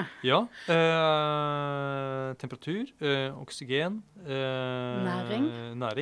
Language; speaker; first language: Norwegian; native; Norwegian